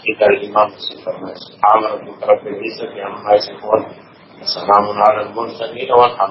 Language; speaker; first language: Urdu; non-native, local second language; Pashto